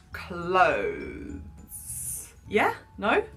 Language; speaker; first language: English; non-native, fluent; German